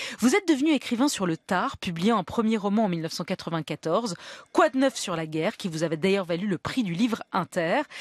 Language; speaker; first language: French; native; French